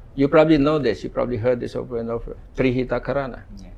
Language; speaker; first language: English; non-native, fluent; Indonesian